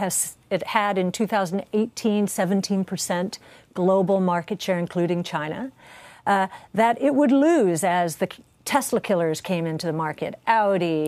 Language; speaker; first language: English; native; English